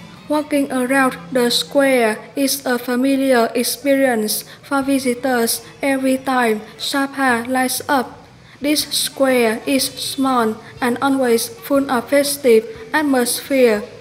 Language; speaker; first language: English; non-native, fluent; Vietnamese